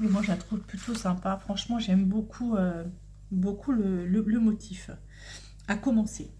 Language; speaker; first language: French; native; French